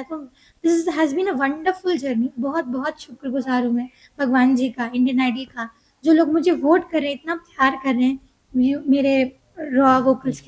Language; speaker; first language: Hindi; native; Hindi